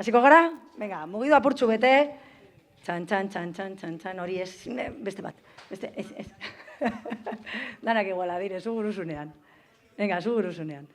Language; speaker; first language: Basque; native; Basque